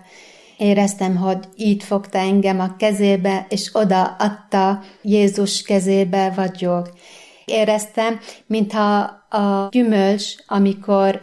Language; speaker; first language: Hungarian; non-native, fluent; Arabic